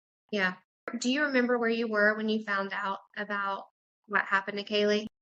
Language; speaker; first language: English; native; English